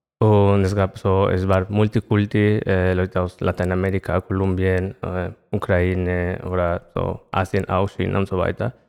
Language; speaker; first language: German; non-native, fluent; Spanish